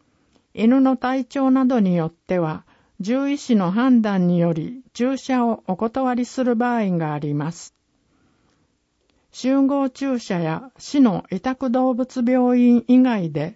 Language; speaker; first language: Japanese; native; Japanese